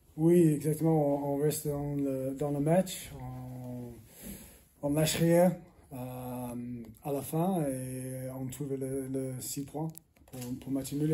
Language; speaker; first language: French; non-native, learner; English